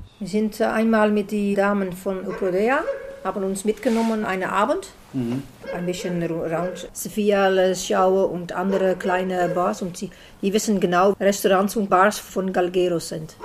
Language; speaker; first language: German; non-native, learner; Dutch